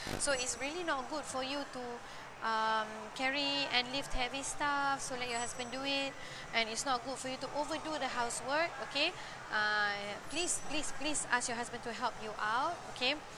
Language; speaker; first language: English; non-native, local second language; Malay